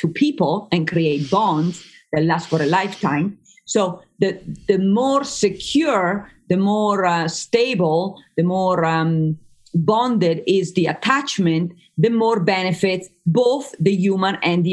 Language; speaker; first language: English; non-native, fluent; Italian